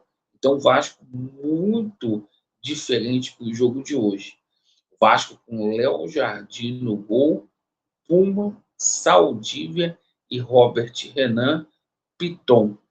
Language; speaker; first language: Portuguese; native; Portuguese